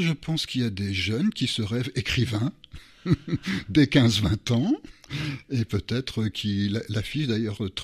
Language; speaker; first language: French; non-native, local second language; Luxembourgish